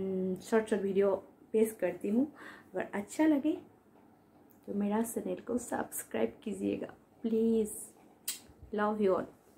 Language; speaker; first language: Hindi; non-native, local second language; Bangla